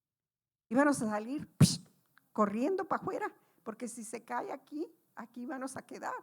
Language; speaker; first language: Spanish; native; Spanish